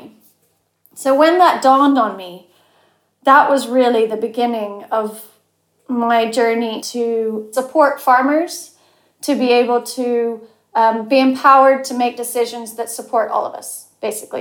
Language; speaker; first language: English; native; English